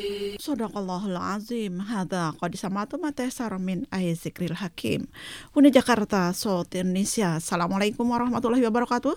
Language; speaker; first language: Arabic; non-native, fluent; Indonesian